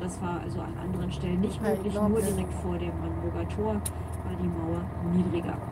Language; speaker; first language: German; native; German